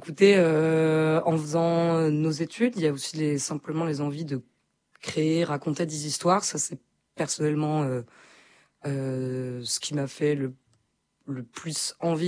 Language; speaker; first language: French; native; French